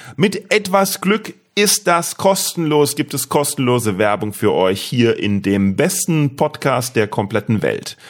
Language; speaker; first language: German; native; German